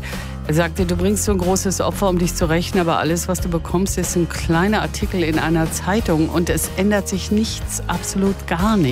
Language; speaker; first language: German; native; German